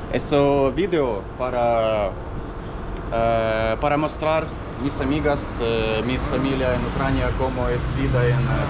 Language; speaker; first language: Spanish; non-native, learner; Russian